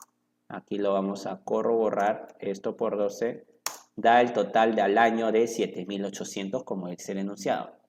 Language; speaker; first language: Spanish; native; Spanish